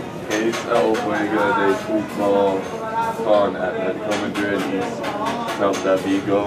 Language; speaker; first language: Spanish; non-native, learner; English